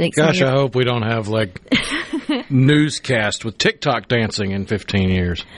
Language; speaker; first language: English; native; English